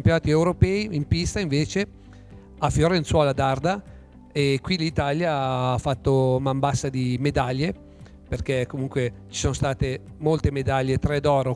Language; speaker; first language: Italian; native; Italian